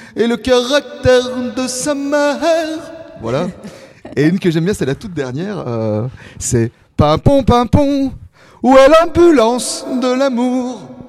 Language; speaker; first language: French; native; French